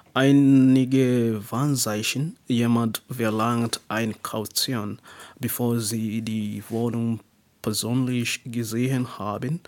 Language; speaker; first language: German; non-native, learner; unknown